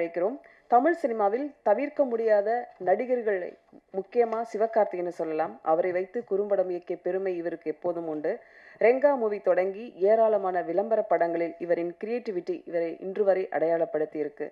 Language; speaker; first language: Tamil; native; Tamil